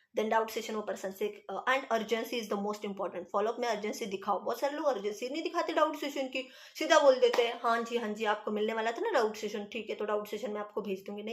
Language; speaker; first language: Hindi; non-native, local second language; Marathi